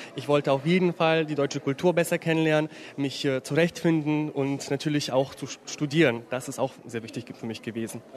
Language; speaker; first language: German; early bilingual, heritage; Polish